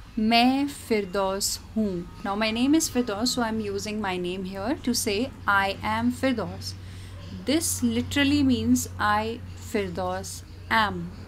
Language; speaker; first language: English; non-native, local second language; Hindi